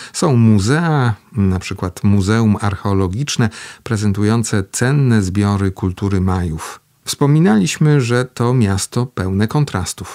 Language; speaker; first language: Polish; native; Polish